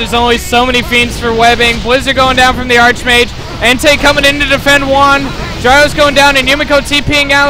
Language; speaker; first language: English; native; English